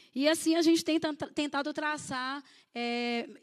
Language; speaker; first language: Portuguese; native; Portuguese